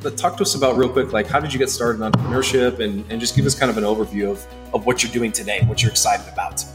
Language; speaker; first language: English; native; English